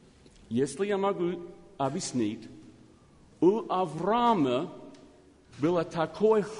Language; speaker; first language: Russian; non-native, learner; English